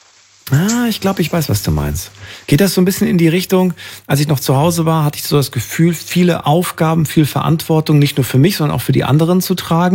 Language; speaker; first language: German; native; German